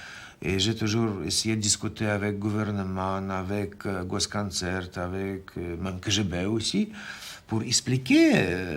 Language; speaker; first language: French; non-native, learner; Russian